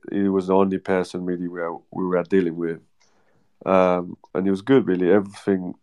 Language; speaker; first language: English; non-native, fluent; French